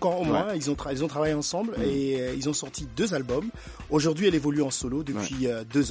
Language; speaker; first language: French; non-native, local second language; Lingala